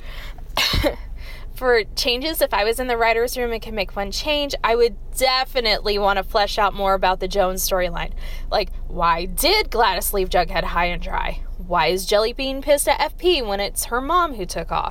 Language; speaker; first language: English; native; English